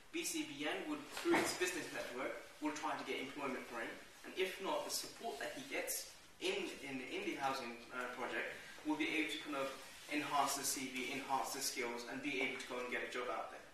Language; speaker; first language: English; native; English